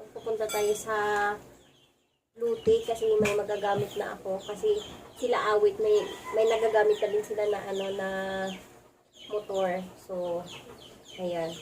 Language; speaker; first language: Filipino; non-native, local second language; Bikol